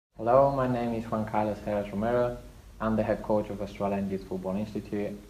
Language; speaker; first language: English; non-native, fluent; Spanish